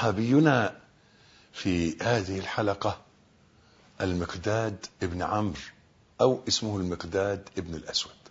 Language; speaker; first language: Arabic; native; Arabic